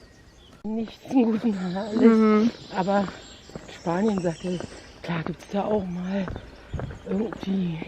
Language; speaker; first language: German; native; German